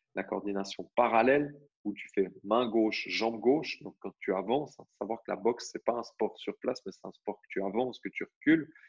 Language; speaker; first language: French; native; French